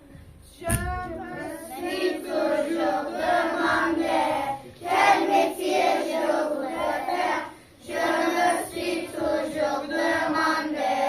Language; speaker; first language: French; non-native, learner; Turkish